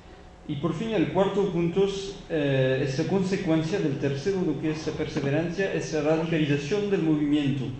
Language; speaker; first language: Spanish; non-native, fluent; French